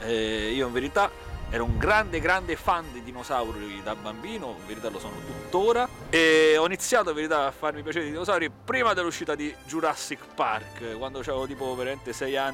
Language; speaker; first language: Italian; native; Italian